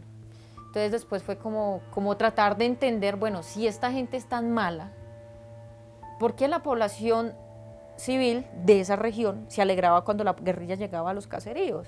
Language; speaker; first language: Spanish; native; Spanish